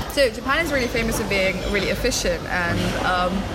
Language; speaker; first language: English; early bilingual, other home language; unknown